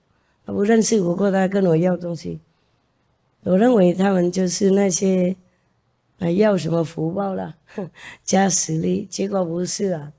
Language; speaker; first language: Chinese; non-native, fluent; Vietnamese